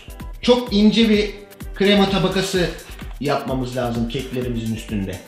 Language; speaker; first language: Turkish; native; Turkish